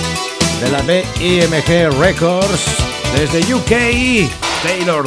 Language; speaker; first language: Spanish; native; Spanish